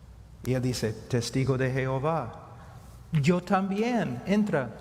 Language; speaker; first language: Spanish; non-native, fluent; English